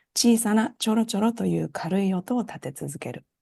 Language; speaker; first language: Japanese; early bilingual, heritage; Japanese